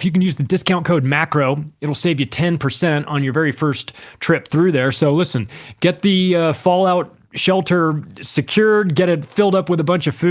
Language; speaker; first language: English; native; English